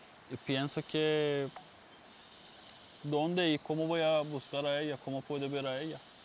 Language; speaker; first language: Spanish; non-native, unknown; Persian